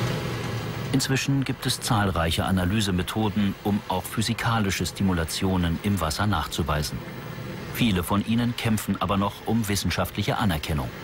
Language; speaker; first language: German; native; German